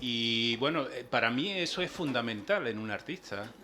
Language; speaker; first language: Spanish; native; Spanish